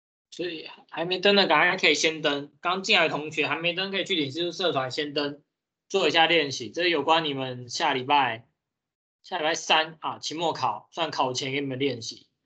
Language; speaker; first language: Chinese; native; Chinese